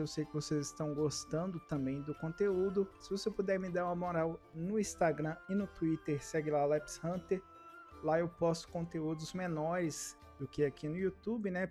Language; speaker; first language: Portuguese; native; Portuguese